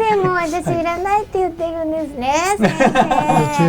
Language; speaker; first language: Japanese; native; Japanese